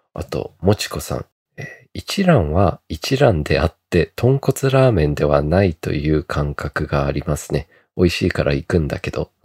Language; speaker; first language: Japanese; early bilingual, heritage; Japanese